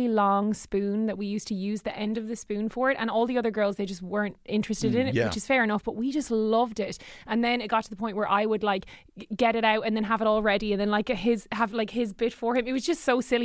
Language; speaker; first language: English; native; English